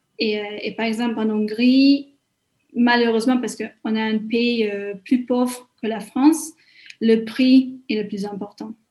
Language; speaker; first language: French; non-native, fluent; Hungarian